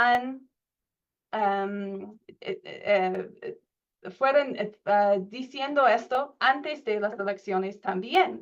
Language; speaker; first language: Spanish; non-native, learner; English